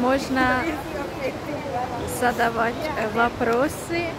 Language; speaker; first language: Russian; non-native, learner; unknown